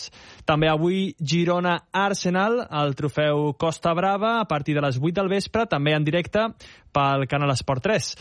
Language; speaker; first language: Catalan; native; Catalan